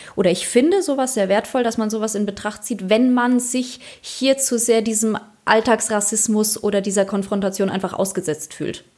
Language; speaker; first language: German; early bilingual, other home language; Polish